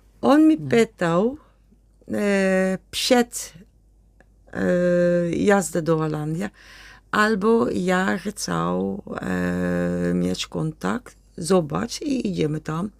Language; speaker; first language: Polish; non-native, learner; Dutch